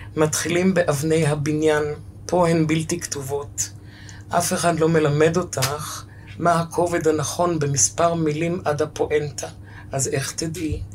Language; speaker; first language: Hebrew; early bilingual, other home language; German